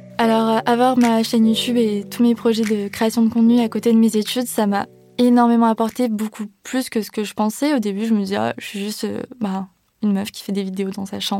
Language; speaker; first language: French; native; French